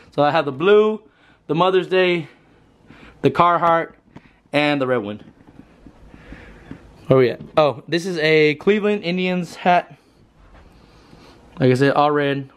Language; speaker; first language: English; early bilingual, other home language; Spanish